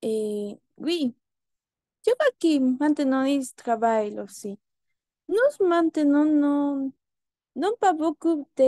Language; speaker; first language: French; non-native, learner; Spanish